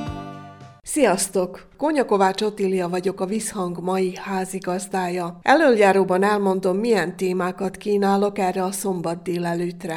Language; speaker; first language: Hungarian; native; Hungarian